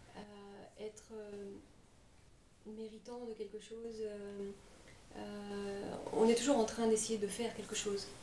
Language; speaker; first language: French; native; French